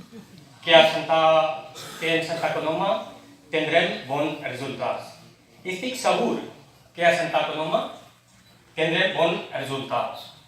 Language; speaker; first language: Catalan; non-native, fluent; Urdu